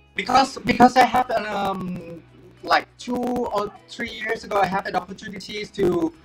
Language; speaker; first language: English; non-native, fluent; Thai